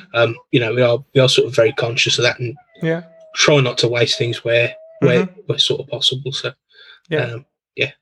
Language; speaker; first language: English; native; English